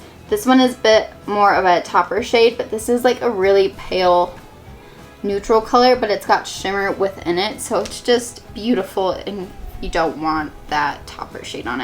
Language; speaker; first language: English; native; English